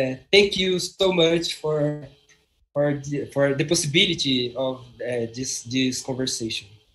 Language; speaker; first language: English; non-native, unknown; Portuguese